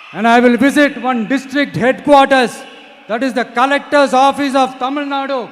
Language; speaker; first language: English; non-native, local second language; Tamil